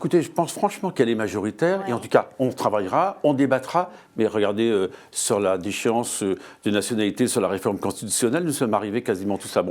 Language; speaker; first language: French; native; French